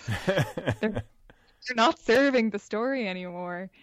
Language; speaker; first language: English; native; English